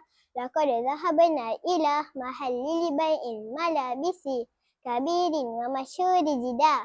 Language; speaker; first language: Arabic; non-native, learner; Malay